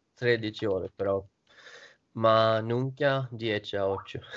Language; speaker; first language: Italian; non-native, learner; Swedish